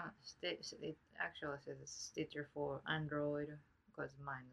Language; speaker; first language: English; non-native, fluent; Japanese